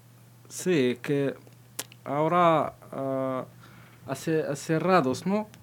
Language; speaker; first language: Spanish; non-native, learner; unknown